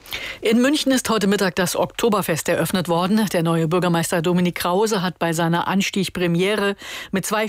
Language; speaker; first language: German; native; German